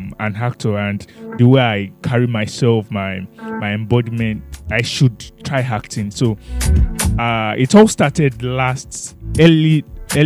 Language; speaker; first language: English; non-native, local second language; Yoruba